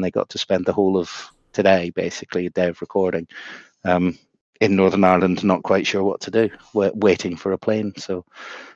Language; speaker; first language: English; native; English